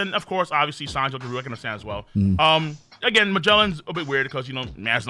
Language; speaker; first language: English; native; English